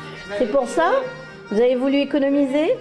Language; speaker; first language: French; native; French